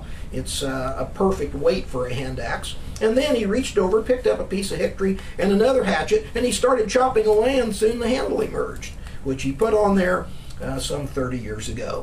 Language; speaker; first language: English; native; English